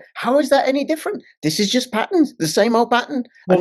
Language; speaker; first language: English; native; English